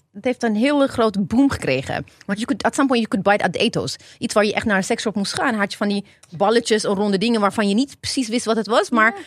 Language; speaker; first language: Dutch; non-native, fluent; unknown